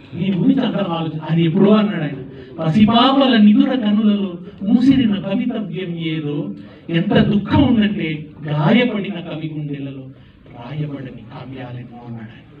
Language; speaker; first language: Telugu; native; Telugu